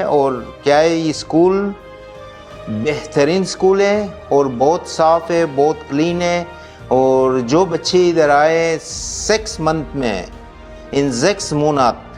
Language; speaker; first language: Hindi; non-native, learner; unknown